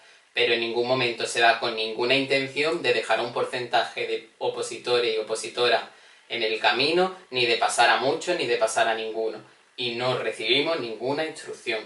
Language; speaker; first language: Spanish; native; Spanish